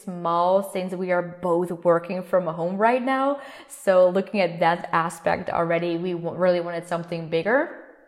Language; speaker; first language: English; non-native, fluent; Dutch